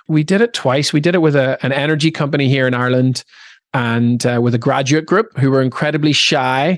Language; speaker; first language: English; native; English